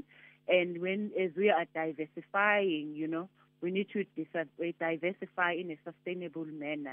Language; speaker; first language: English; non-native, local second language; Zulu